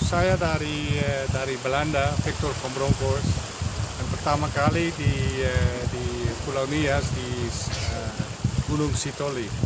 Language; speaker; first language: Indonesian; non-native, learner; Dutch